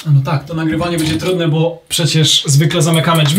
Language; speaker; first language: Polish; native; Polish